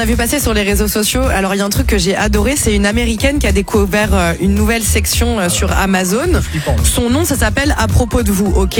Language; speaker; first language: French; native; French